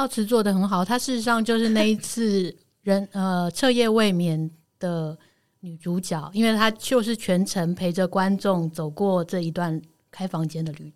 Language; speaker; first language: Chinese; native; Chinese